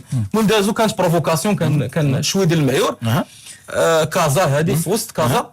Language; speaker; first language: Arabic; native; Arabic